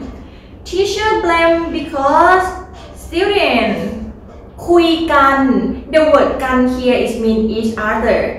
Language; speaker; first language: English; non-native, learner; Thai